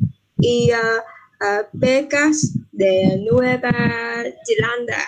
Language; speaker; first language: Spanish; non-native, learner; Vietnamese